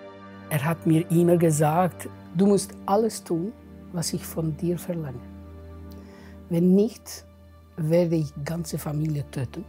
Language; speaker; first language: German; non-native, fluent; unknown